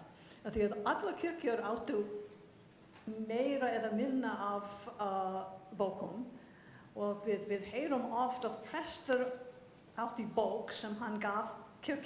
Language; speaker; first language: Icelandic; non-native, fluent; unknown